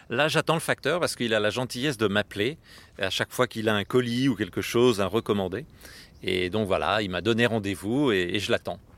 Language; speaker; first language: French; native; French